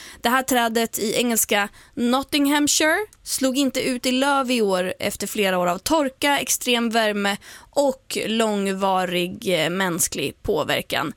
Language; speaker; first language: Swedish; native; Swedish